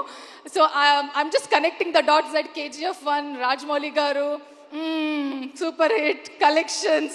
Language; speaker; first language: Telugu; non-native, learner; Kannada